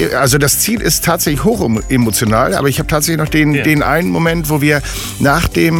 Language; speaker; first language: German; native; German